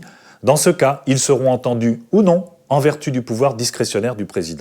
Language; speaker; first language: French; native; French